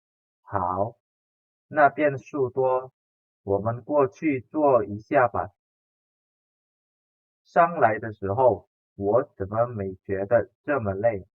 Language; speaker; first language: Chinese; non-native, fluent; Indonesian